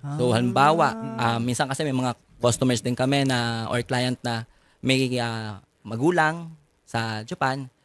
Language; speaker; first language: Filipino; native; Filipino